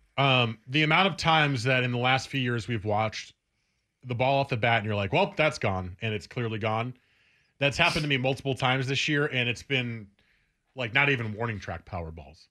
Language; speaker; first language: English; native; English